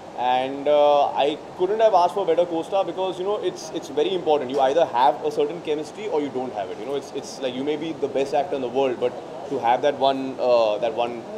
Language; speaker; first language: English; non-native, local second language; Hindi